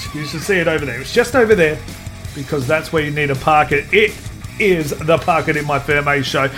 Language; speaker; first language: English; native; English